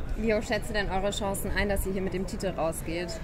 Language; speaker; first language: German; native; German